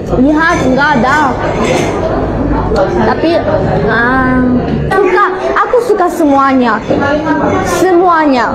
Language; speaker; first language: Indonesian; non-native, learner; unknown